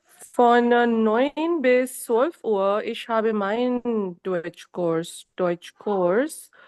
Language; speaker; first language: German; non-native, learner; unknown